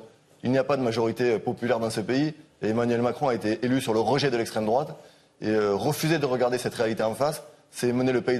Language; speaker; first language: French; native; French